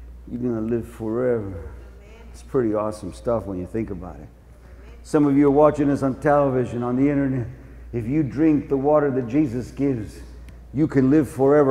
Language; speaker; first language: English; early bilingual, other home language; Spanish